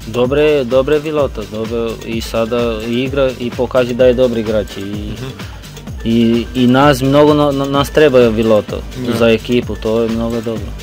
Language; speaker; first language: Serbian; non-native, learner; Portuguese